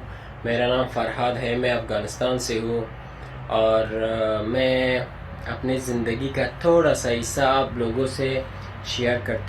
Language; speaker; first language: Hindi; non-native, learner; Persian